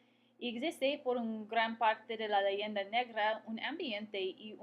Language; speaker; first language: Spanish; non-native, fluent; English